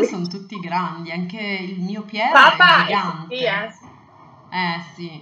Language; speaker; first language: Italian; native; Italian